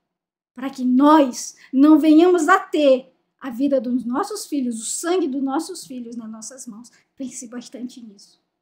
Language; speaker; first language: Portuguese; native; Portuguese